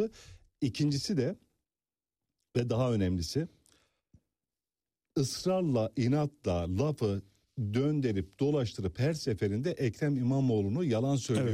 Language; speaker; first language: Turkish; native; Turkish